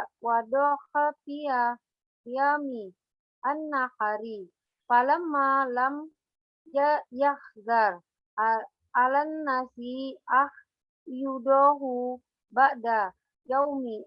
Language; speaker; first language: Arabic; non-native, learner; Indonesian